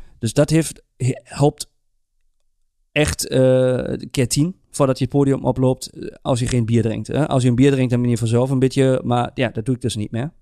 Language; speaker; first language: Dutch; non-native, fluent; German